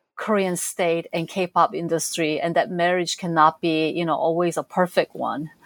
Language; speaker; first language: English; non-native, fluent; Korean